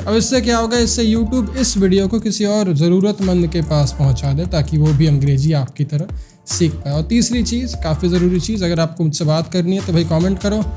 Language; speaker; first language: Hindi; non-native, local second language; Bangla